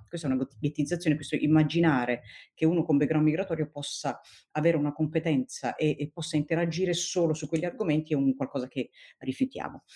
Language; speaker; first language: Italian; non-native, fluent; Tigrinya